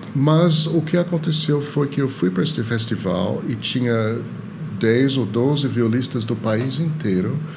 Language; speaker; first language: Portuguese; non-native, fluent; Chinese